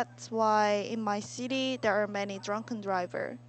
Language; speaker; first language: English; non-native, learner; Korean